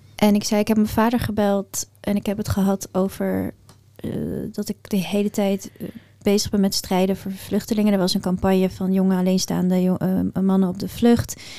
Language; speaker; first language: Dutch; early bilingual, other home language; Persian